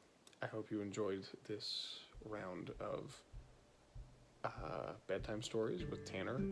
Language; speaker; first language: English; native; English